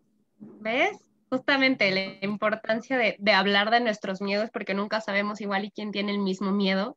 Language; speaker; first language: Spanish; native; Spanish